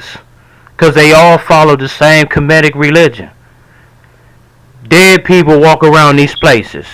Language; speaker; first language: English; native; English